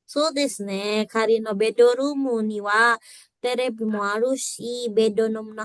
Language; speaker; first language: Japanese; non-native, fluent; Indonesian